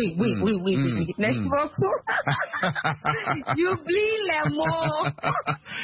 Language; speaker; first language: French; non-native, learner; Akan